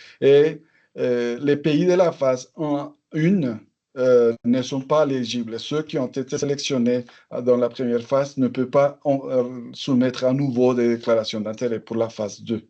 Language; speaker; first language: French; non-native, fluent; English